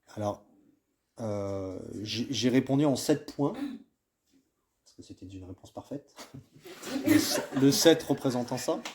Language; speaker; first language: French; native; French